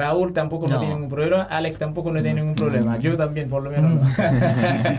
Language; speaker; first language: Spanish; non-native, learner; Haitian Creole